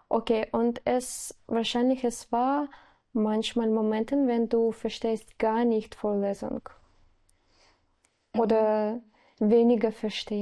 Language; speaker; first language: German; non-native, learner; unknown